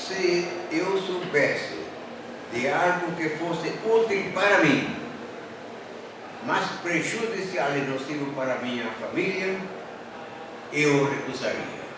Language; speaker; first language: Portuguese; native; Portuguese